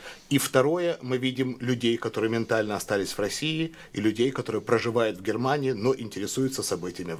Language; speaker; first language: Russian; native; Russian